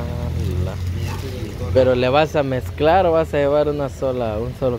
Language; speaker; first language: Spanish; native; Spanish